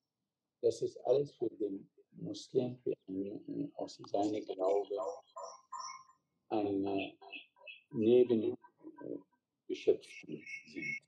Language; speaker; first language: German; non-native, fluent; Arabic